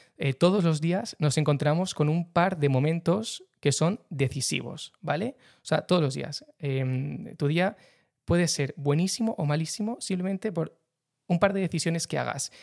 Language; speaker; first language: Spanish; native; Spanish